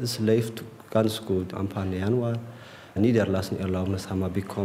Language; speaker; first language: German; non-native, learner; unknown